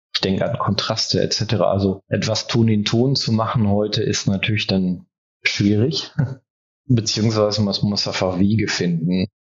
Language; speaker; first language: German; early bilingual, heritage; French